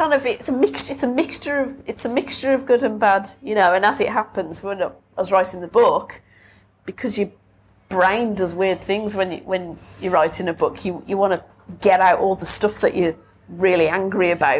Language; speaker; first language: English; native; English